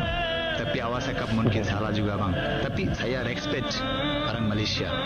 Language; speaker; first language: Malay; non-native, learner; Bangla